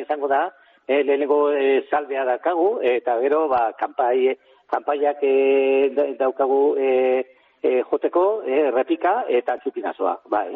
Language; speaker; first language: Basque; native; Basque